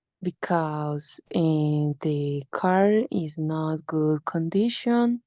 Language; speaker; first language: English; non-native, learner; Spanish